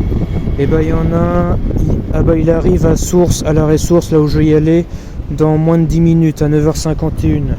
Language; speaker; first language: French; native; French